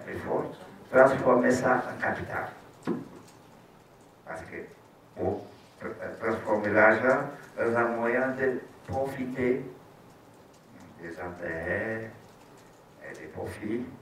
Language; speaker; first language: French; non-native, fluent; Portuguese